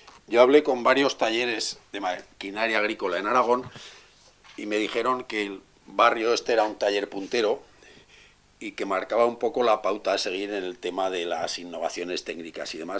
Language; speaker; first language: Spanish; native; Spanish